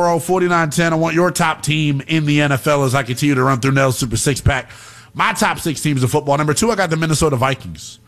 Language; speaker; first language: English; native; English